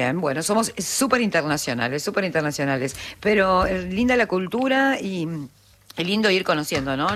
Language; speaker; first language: Spanish; native; Spanish